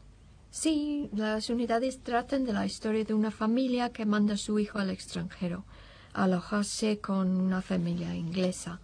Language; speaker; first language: Spanish; non-native, fluent; English